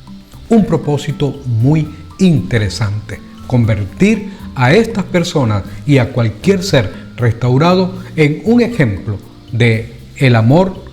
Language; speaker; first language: Spanish; native; Spanish